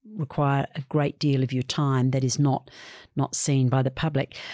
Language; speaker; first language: English; native; English